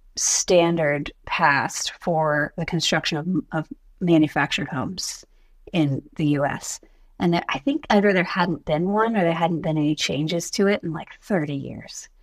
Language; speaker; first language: English; native; English